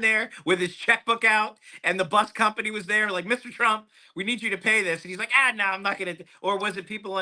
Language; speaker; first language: English; native; English